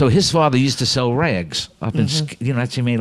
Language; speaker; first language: English; native; English